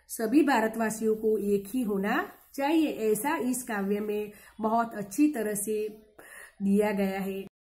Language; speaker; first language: Hindi; non-native, local second language; Gujarati